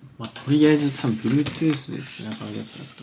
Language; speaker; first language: Japanese; native; Japanese